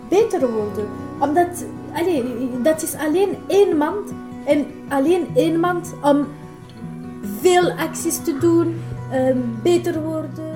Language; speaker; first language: Dutch; non-native, learner; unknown